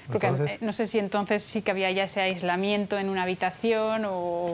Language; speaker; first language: Spanish; native; Spanish